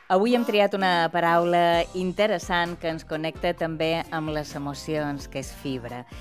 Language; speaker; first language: Catalan; native; Catalan